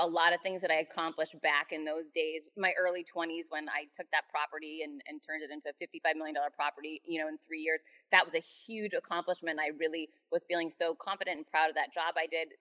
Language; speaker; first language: English; native; English